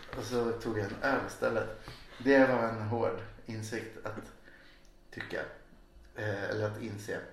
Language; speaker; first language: Swedish; native; Swedish